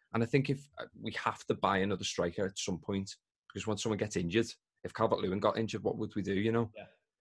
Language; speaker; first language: English; native; English